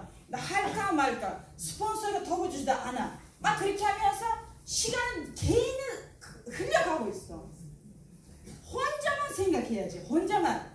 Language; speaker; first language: Korean; non-native, learner; Uzbek